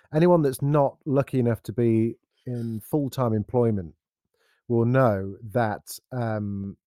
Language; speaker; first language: English; native; English